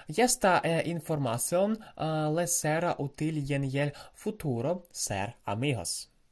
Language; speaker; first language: Spanish; non-native, learner; Ukrainian